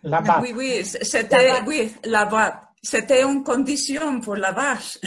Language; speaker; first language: French; non-native, learner; Spanish